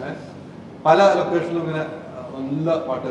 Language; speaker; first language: Malayalam; native; Malayalam